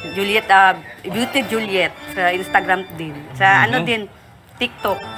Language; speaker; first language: Filipino; non-native, local second language; Cebuano